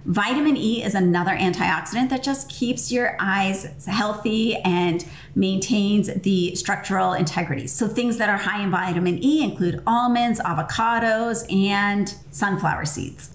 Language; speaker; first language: English; native; English